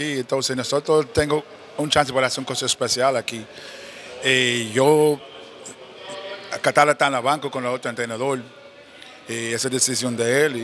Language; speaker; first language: Spanish; non-native, learner; English